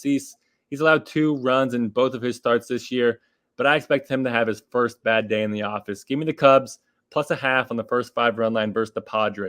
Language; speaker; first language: English; native; English